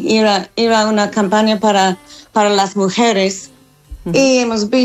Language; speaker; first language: Spanish; non-native, fluent; English